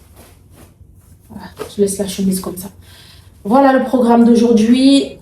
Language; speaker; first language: French; native; French